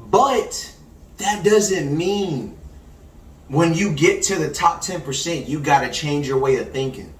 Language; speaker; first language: English; native; English